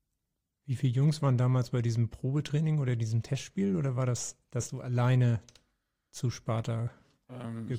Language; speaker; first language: German; native; German